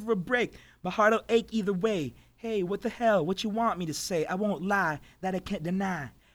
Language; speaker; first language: English; non-native, local second language; Filipino